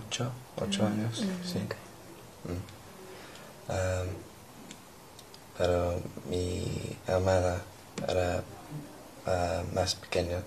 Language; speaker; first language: Spanish; non-native, learner; English